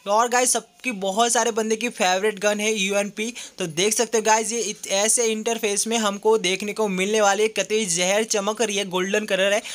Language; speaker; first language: Hindi; non-native, local second language; Gujarati